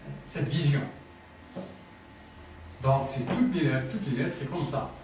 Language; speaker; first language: French; non-native, fluent; Arabic